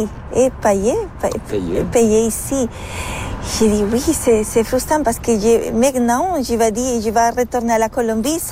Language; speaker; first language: French; non-native, learner; Spanish